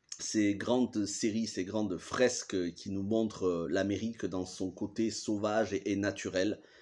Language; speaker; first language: French; native; French